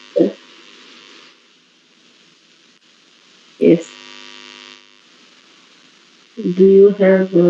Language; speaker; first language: English; non-native, learner; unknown